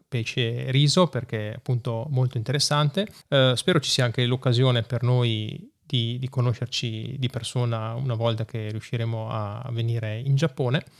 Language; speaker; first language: Italian; native; Italian